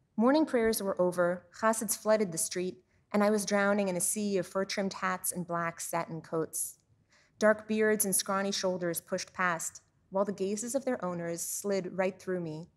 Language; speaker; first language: English; native; English